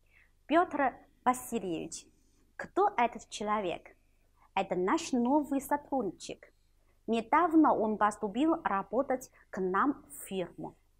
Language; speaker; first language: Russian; non-native, fluent; Chinese